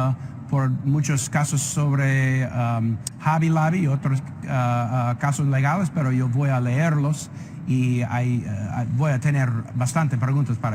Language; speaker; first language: Spanish; non-native, fluent; English